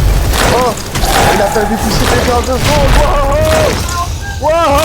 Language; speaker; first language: French; native; French